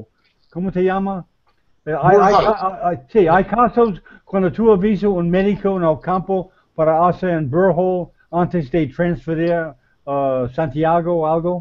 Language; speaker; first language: Spanish; non-native, learner; English